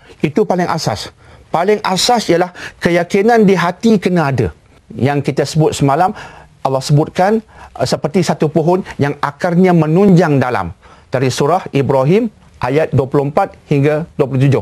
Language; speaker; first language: Malay; native; Malay